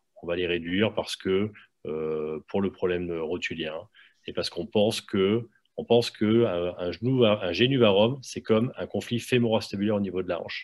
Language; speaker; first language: French; native; French